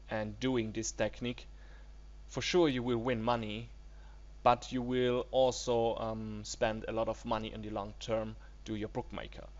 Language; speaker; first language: English; non-native, learner; German